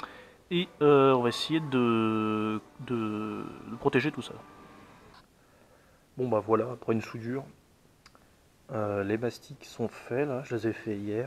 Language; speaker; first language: French; native; French